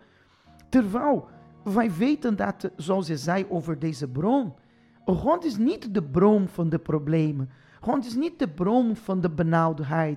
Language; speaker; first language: Dutch; non-native, fluent; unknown